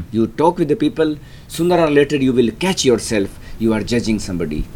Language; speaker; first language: English; non-native, local second language; Hindi